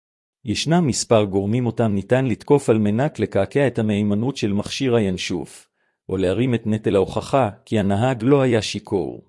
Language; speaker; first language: Hebrew; native; Hebrew